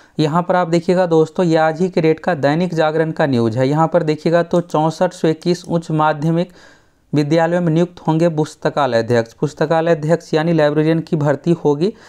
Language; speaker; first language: Hindi; native; Hindi